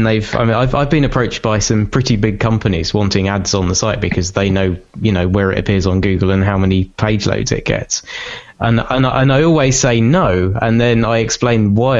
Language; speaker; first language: English; native; English